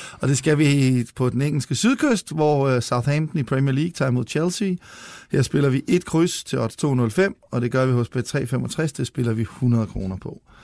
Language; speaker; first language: Danish; native; Danish